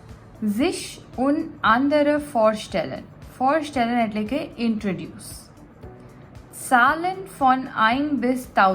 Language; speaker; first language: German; non-native, fluent; Gujarati